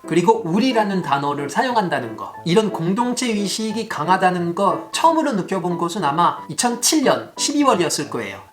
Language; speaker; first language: Korean; non-native, fluent; French